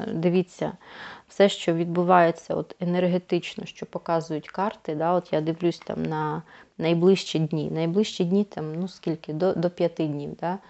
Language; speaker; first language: Ukrainian; non-native, local second language; Russian